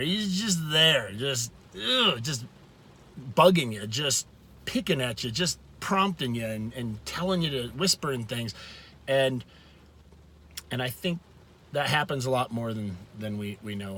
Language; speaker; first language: English; native; English